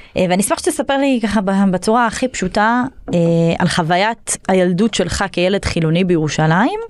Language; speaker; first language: Hebrew; native; Hebrew